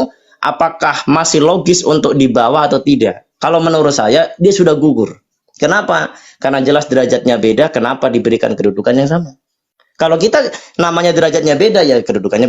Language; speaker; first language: Indonesian; native; Indonesian